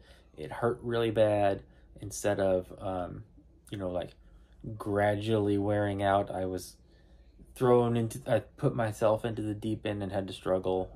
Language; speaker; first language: English; native; English